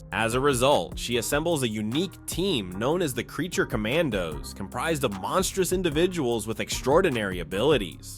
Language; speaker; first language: English; native; English